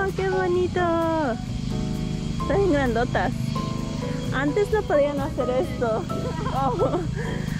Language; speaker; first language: Spanish; early bilingual, heritage; Spanish